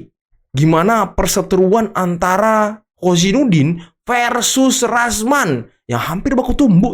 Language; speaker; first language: Indonesian; native; Indonesian